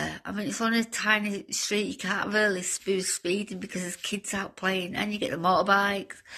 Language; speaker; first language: English; native; English